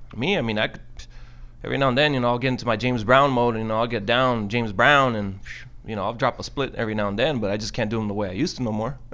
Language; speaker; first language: English; early bilingual, other home language; Spanish